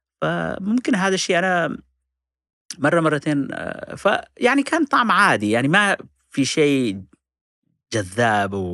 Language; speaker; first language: Arabic; non-native, fluent; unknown